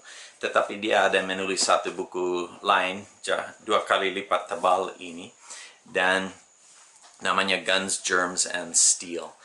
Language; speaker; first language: Indonesian; non-native, fluent; English